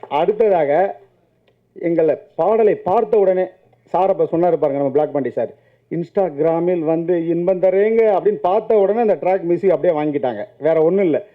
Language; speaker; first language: Tamil; native; Tamil